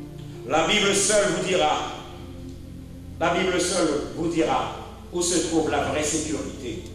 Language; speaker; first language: French; non-native, local second language; Haitian Creole